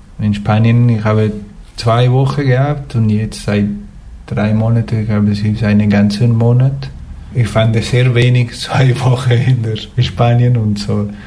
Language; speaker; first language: German; non-native, fluent; Spanish